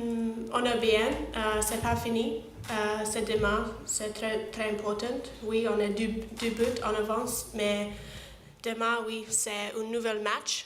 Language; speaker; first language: French; non-native, learner; English